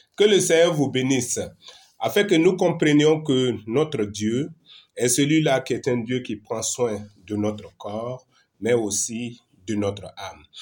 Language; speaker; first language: French; non-native, local second language; Mossi